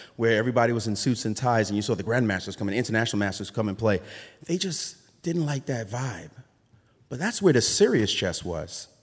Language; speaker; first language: English; native; English